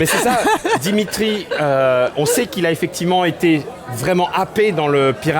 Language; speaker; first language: French; native; French